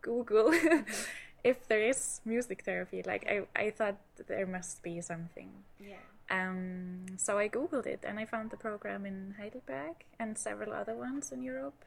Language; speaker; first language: English; non-native, fluent; Icelandic